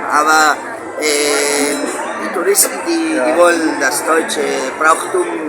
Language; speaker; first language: German; early bilingual, heritage; Spanish